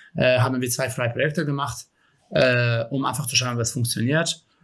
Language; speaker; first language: German; non-native, fluent; Polish